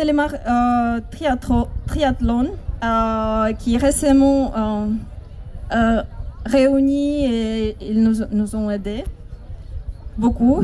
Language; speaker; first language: French; non-native, fluent; Ukrainian